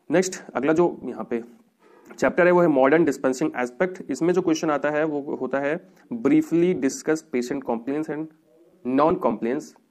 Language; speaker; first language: Hindi; native; Hindi